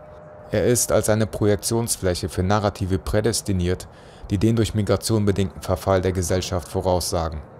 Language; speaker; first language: German; native; German